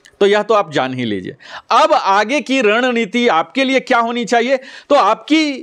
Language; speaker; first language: Hindi; native; Hindi